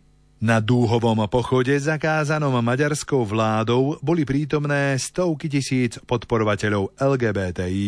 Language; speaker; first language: Slovak; native; Slovak